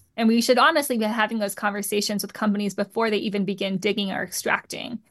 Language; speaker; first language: English; native; English